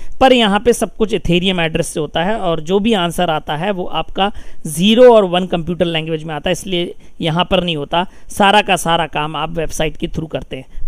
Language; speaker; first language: Hindi; native; Hindi